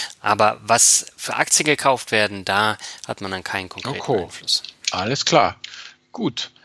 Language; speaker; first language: German; native; German